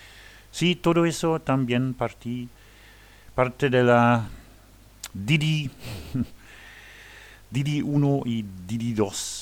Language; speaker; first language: Spanish; non-native, learner; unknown